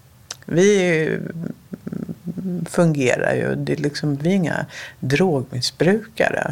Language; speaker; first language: Swedish; early bilingual, other home language; Danish